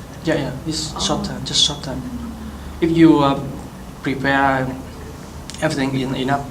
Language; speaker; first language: English; non-native, learner; Vietnamese